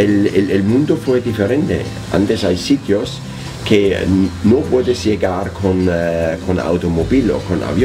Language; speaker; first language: Spanish; non-native, learner; German